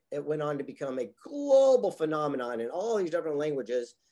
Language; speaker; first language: English; native; English